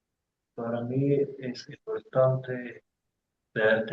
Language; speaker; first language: Spanish; non-native, learner; English